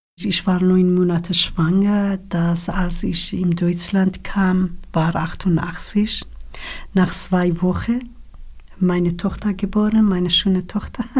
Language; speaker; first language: German; non-native, learner; Kurdish